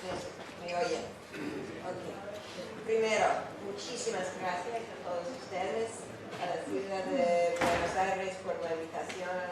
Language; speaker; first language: Spanish; non-native, fluent; English